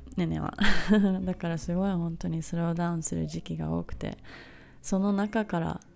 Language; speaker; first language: Japanese; native; Japanese